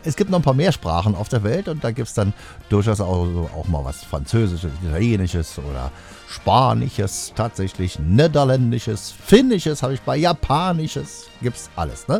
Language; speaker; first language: German; native; German